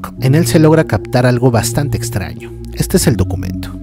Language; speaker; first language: Spanish; native; Spanish